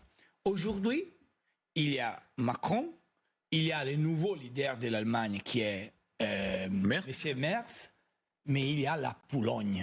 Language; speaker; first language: French; non-native, fluent; Italian